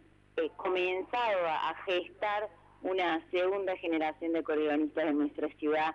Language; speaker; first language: Spanish; native; Spanish